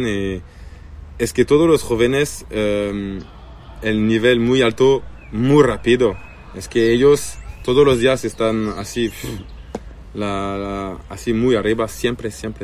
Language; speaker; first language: Spanish; non-native, learner; French